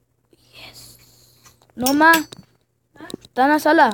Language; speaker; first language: Spanish; early bilingual, heritage; Spanish